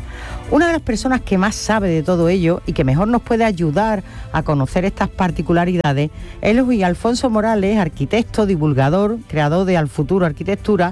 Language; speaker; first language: Spanish; native; Spanish